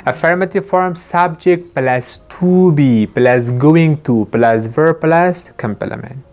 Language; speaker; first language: English; non-native, learner; Persian